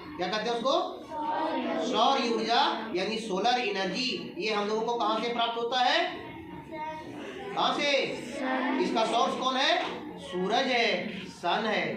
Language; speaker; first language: Hindi; native; Hindi